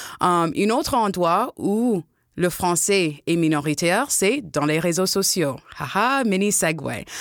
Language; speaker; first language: French; non-native, local second language; English